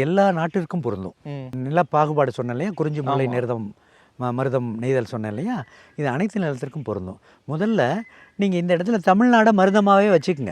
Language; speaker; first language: Tamil; native; Tamil